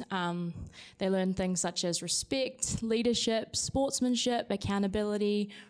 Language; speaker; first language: English; native; English